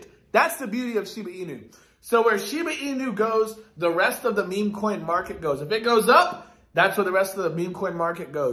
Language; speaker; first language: English; native; English